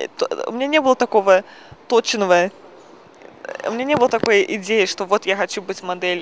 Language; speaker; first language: Russian; early bilingual, other home language; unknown